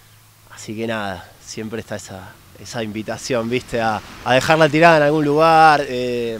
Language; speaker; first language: Spanish; native; Spanish